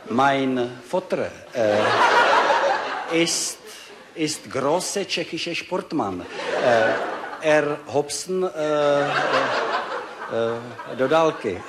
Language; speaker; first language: German; non-native, learner; Czech